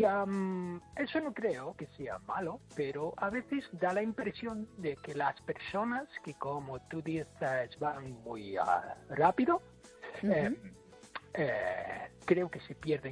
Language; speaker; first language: Spanish; non-native, fluent; English